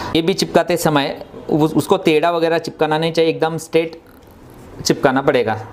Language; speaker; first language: Hindi; non-native, local second language; Marathi